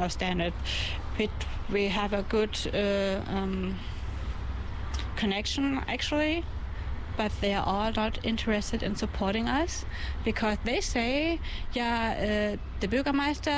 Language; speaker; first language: English; non-native, fluent; German